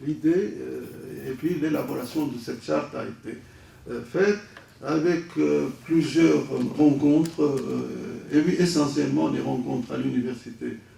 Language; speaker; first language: French; non-native, local second language; Arabic